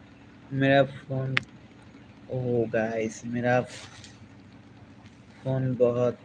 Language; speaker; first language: Hindi; non-native, local second language; Bangla